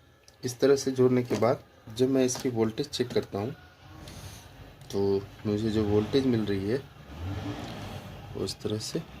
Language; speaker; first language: Hindi; native; Hindi